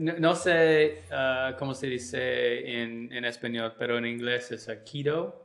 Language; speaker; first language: Spanish; non-native, learner; English